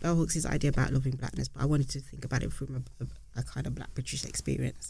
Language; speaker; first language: English; native; English